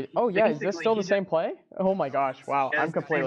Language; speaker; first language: English; native; English